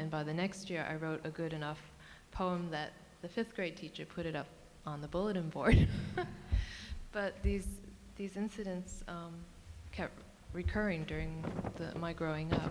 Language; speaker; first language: English; early bilingual, other home language; Cantonese